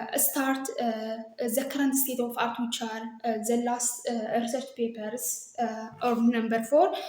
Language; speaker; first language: English; non-native, local second language; Amharic